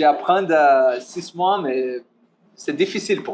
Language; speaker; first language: French; non-native, learner; Portuguese